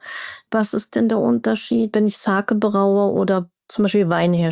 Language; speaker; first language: German; native; German